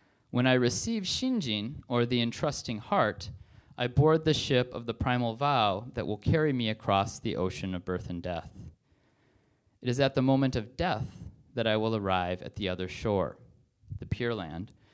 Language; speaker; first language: English; native; English